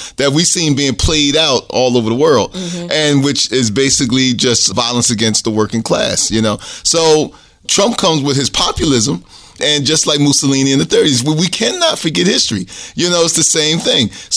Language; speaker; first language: English; native; English